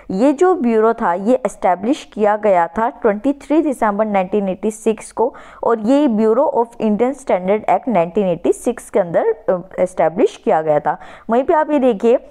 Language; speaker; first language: Hindi; native; Hindi